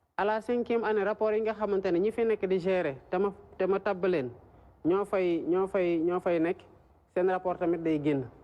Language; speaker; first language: Wolof; native; Wolof